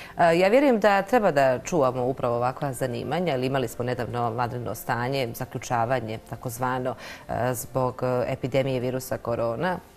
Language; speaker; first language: Serbian; native; Serbian